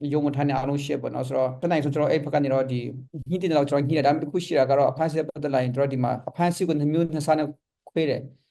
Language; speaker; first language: Burmese; non-native, local second language; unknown